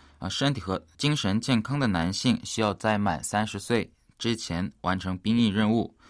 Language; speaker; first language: Chinese; early bilingual, other home language; Korean